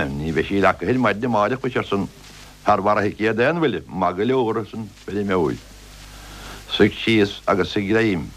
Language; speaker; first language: Irish; native; Irish